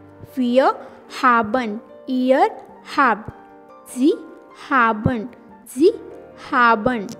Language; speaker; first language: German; non-native, learner; English